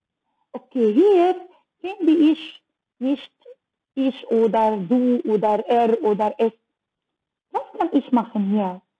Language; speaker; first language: German; non-native, learner; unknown